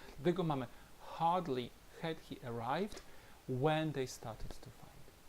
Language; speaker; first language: English; non-native, fluent; Polish